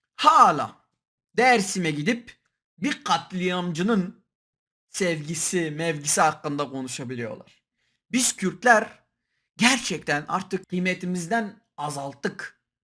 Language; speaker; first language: Turkish; non-native, local second language; Kurdish